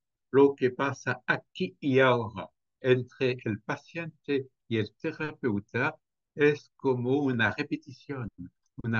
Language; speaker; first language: Spanish; non-native, fluent; French